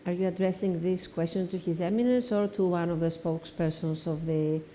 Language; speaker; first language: English; non-native, fluent; Greek